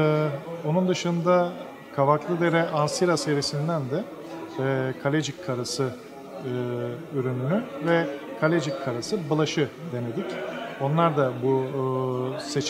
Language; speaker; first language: Turkish; native; Turkish